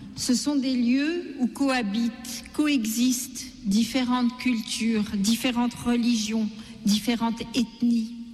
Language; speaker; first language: French; non-native, local second language; Gujarati